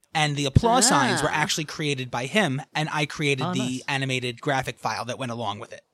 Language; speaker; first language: English; native; English